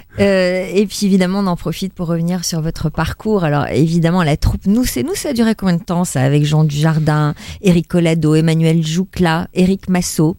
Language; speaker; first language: French; native; French